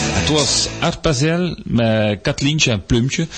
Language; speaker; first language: Dutch; non-native, local second language; French